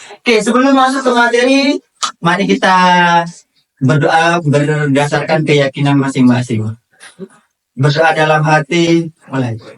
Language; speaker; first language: Indonesian; native; Indonesian